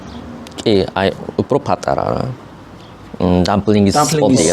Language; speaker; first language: Georgian; non-native, fluent; Japanese